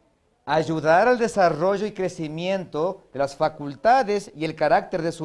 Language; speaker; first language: Spanish; native; Spanish